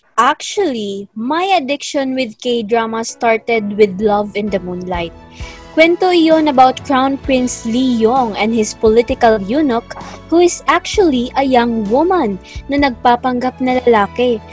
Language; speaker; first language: English; non-native, local second language; Cebuano